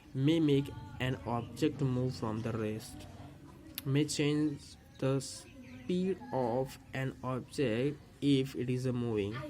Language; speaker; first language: English; non-native, local second language; Gujarati